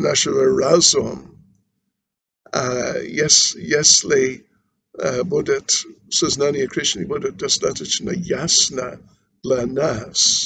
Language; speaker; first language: Russian; non-native, learner; English